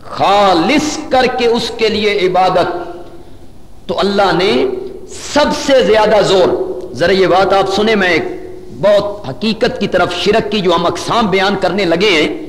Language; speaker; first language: Urdu; non-native, local second language; Punjabi